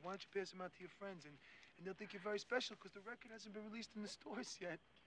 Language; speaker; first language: English; native; English